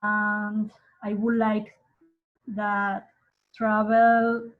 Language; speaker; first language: English; non-native, learner; Spanish